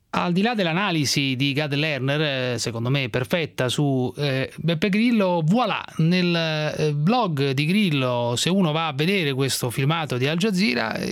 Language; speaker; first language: Italian; native; Italian